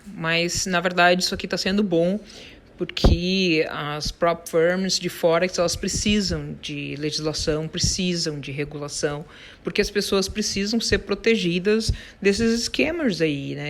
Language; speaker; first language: Portuguese; native; Portuguese